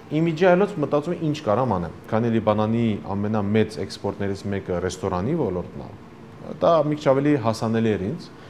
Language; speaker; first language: Armenian; early bilingual, heritage; Armenian